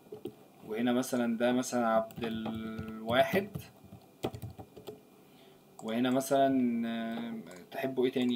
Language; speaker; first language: Arabic; native; Arabic